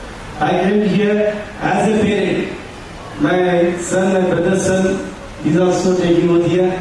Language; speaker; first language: English; non-native, local second language; Telugu